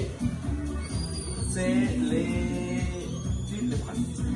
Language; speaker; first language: French; non-native, learner; Spanish